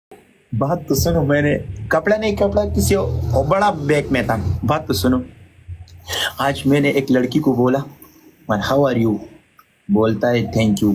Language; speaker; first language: Hindi; non-native, learner; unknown